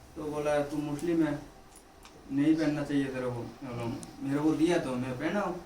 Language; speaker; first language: Hindi; non-native, local second language; Bangla